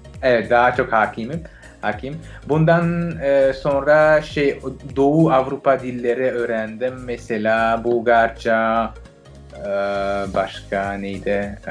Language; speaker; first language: Turkish; non-native, fluent; French